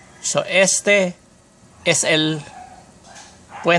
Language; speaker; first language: Spanish; non-native, fluent; Filipino